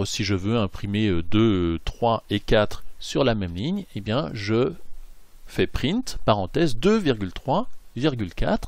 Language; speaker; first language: French; native; French